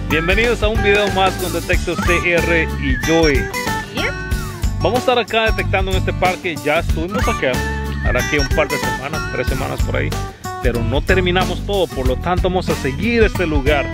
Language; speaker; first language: Spanish; native; Spanish